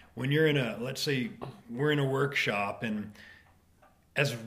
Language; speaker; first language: English; native; English